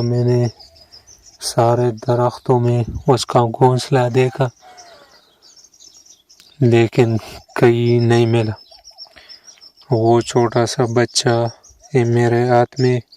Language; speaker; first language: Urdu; non-native, local second language; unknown